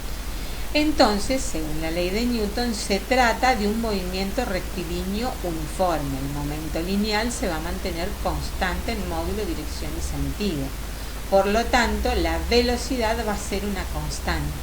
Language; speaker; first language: Spanish; native; Spanish